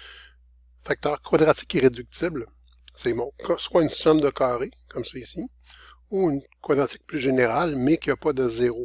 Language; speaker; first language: French; native; French